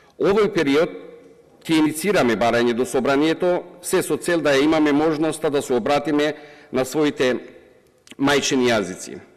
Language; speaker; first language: Macedonian; non-native, local second language; Turkish